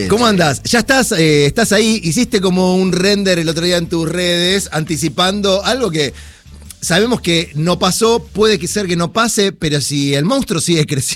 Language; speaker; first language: Spanish; native; Spanish